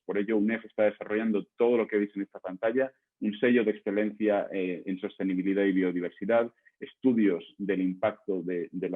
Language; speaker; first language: Spanish; native; Spanish